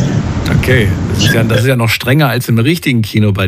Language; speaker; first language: German; native; German